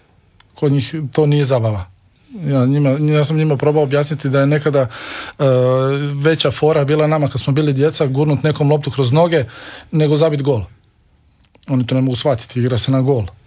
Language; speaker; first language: Serbian; native; Serbian